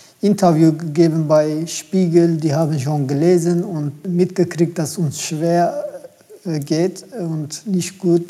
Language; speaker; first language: German; non-native, fluent; Turkish